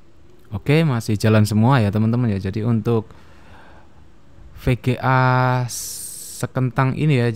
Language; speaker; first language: Indonesian; native; Indonesian